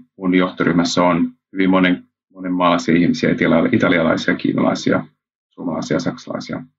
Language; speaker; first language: Finnish; early bilingual, heritage; Finnish